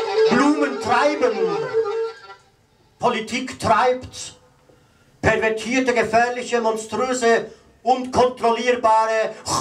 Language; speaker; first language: German; native; German